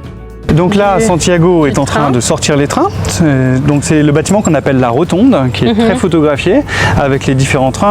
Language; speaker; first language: French; native; French